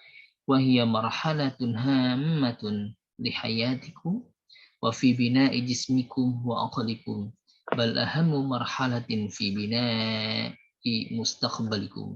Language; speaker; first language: Arabic; non-native, fluent; Indonesian